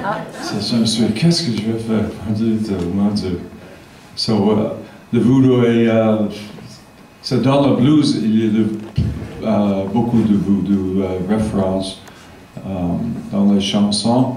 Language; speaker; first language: French; non-native, learner; English